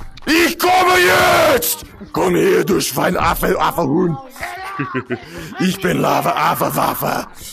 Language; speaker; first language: German; non-native, learner; English